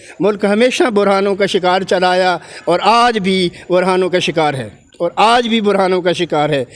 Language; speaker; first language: Urdu; non-native, local second language; Punjabi